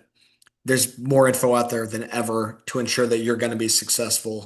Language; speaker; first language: English; native; English